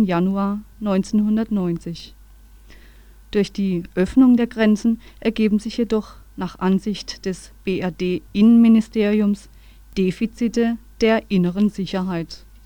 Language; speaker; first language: German; native; German